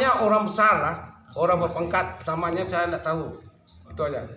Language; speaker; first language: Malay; non-native, local second language; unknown